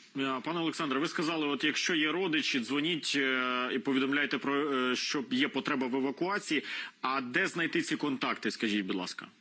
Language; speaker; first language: Ukrainian; native; Ukrainian